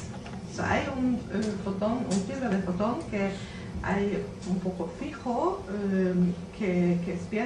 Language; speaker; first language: Spanish; non-native, learner; Norwegian